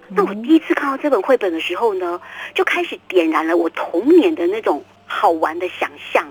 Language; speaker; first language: Chinese; native; Chinese